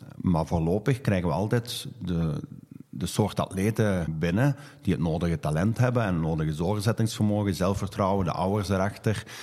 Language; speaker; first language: Dutch; native; Dutch